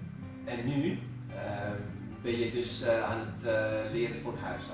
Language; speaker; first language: Dutch; non-native, fluent; Indonesian